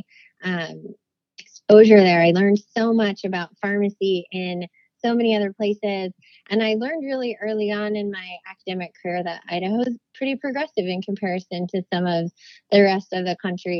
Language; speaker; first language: English; native; English